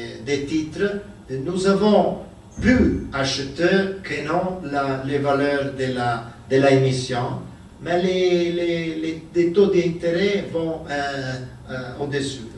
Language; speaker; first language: French; non-native, learner; Italian